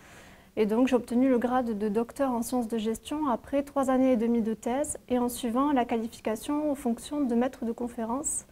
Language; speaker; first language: French; native; French